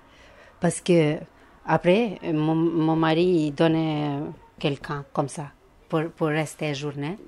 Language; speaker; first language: French; non-native, learner; Albanian